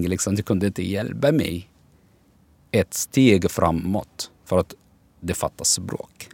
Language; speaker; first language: Swedish; non-native, learner; Arabic